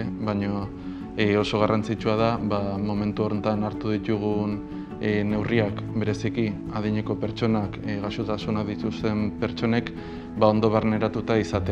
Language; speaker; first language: Basque; native; Basque